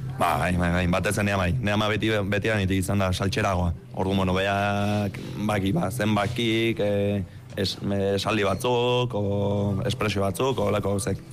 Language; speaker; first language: Basque; early bilingual, other home language; Romanian